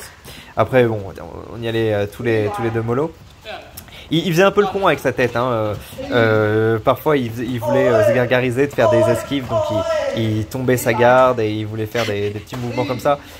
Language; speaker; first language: French; native; French